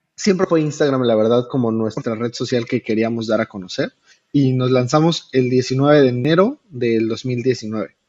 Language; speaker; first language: Spanish; native; Spanish